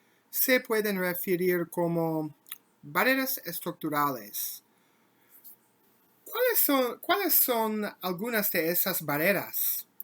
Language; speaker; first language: Spanish; non-native, learner; English